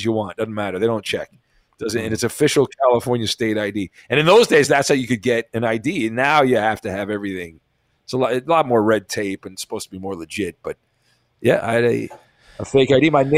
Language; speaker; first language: English; native; English